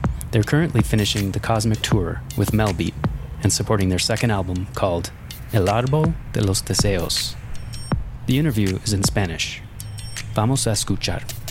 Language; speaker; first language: English; native; English